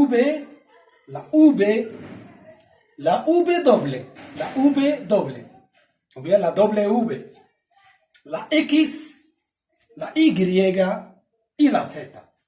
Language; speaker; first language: Spanish; non-native, fluent; Arabic